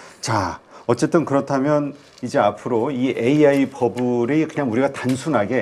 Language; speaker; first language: Korean; native; Korean